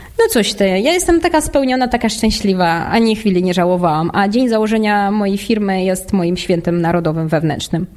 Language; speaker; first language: Polish; non-native, fluent; Russian